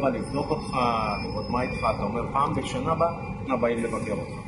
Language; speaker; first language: Hebrew; native; Hebrew